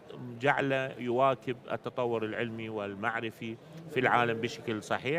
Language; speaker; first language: Arabic; native; Arabic